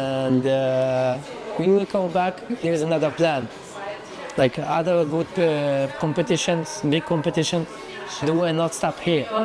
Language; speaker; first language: English; non-native, fluent; French